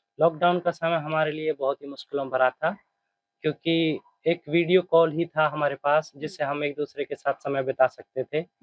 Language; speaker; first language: Hindi; native; Hindi